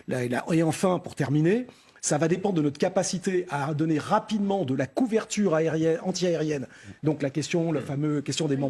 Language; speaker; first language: French; native; French